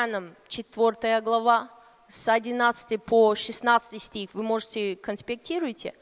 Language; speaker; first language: Russian; non-native, fluent; English